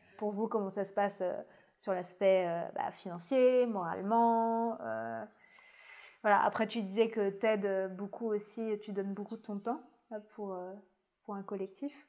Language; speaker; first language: French; native; French